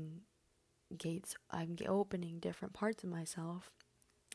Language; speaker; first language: English; early bilingual, other home language; Spanish